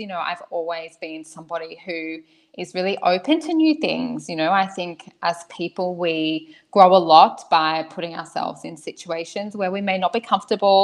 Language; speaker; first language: English; native; English